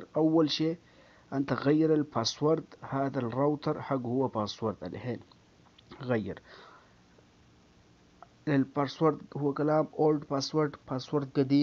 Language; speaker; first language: Arabic; non-native, learner; Urdu